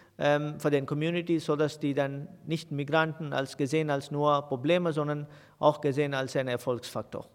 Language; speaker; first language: German; non-native, fluent; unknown